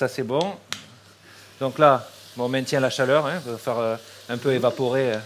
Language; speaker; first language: French; native; French